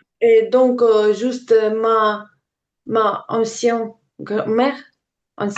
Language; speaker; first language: French; non-native, learner; Ukrainian